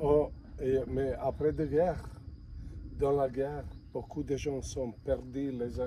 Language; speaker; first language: French; non-native, learner; Bosnian